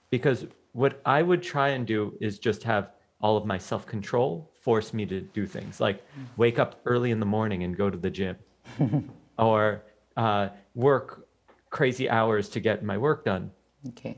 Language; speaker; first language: English; native; English